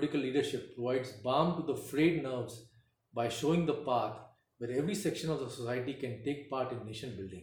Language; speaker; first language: English; non-native, local second language; Hindi